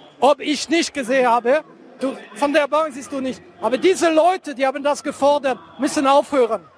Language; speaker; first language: German; non-native, fluent; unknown